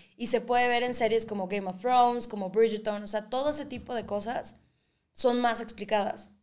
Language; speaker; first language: Spanish; native; Spanish